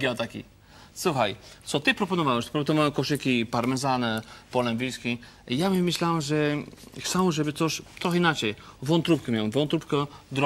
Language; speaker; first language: Polish; non-native, fluent; French